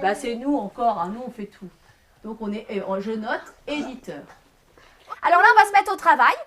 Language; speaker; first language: French; native; French